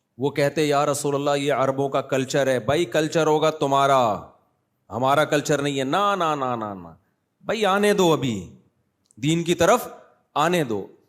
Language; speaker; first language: Urdu; native; Urdu